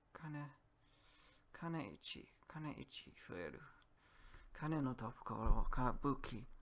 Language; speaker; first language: Japanese; non-native, learner; Polish